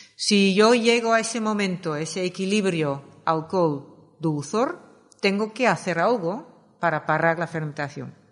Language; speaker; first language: Spanish; non-native, fluent; Dutch